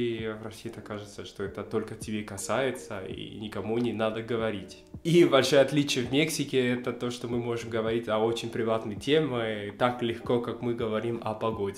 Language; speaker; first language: Russian; non-native, fluent; Spanish